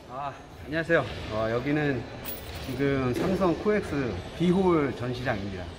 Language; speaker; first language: Korean; native; Korean